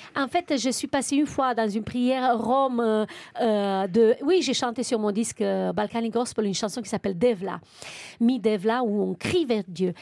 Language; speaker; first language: French; non-native, fluent; Romanian